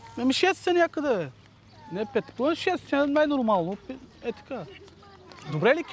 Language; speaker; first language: Bulgarian; non-native, local second language; Turkish